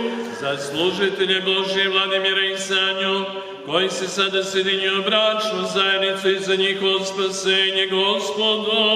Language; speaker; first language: Bosnian; native; Bosnian